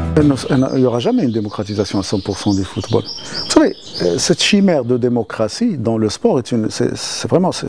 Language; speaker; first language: French; non-native, local second language; Arabic